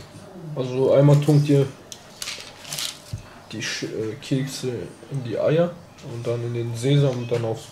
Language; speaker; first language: German; early bilingual, other home language; Turkish